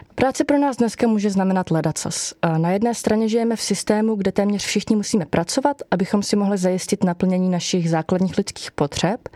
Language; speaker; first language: Czech; native; Czech